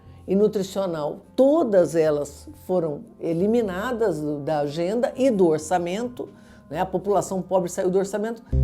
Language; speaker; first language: Portuguese; native; Portuguese